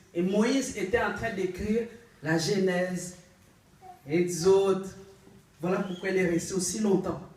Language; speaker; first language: French; non-native, local second language; Lingala